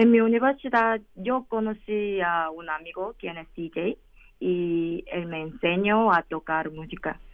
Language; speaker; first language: Spanish; non-native, learner; Korean